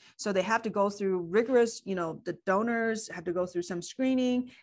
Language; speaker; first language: English; non-native, fluent; Chinese